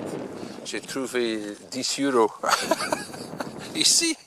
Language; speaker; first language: French; non-native, fluent; English